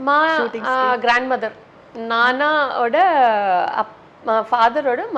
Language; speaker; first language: Telugu; non-native, learner; Tamil